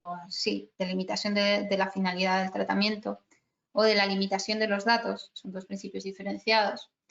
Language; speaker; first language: Spanish; native; Spanish